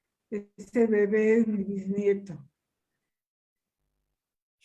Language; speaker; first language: Spanish; early bilingual, other home language; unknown